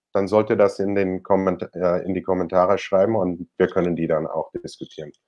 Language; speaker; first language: German; non-native, fluent; English